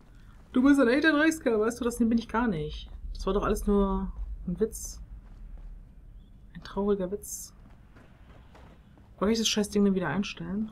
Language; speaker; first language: German; native; German